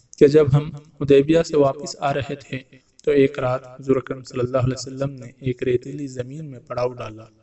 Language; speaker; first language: Urdu; native; Urdu